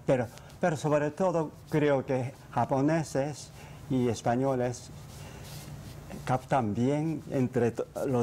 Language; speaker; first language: Spanish; non-native, fluent; Japanese